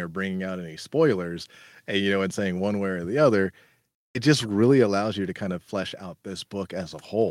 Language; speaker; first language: English; native; English